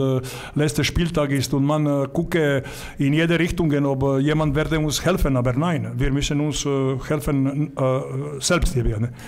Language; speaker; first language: German; non-native, learner; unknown